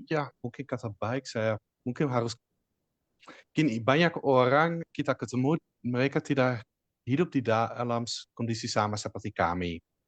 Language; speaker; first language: Indonesian; non-native, fluent; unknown